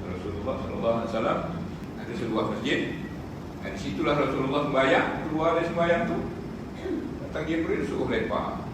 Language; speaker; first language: Malay; native; Malay